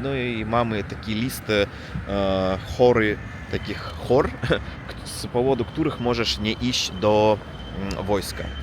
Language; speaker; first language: Polish; non-native, learner; Russian